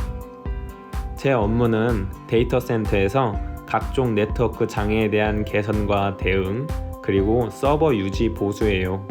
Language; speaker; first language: Korean; native; Korean